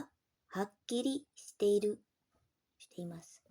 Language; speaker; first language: Japanese; non-native, learner; Indonesian